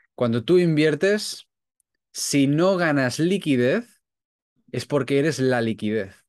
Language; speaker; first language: Spanish; native; Spanish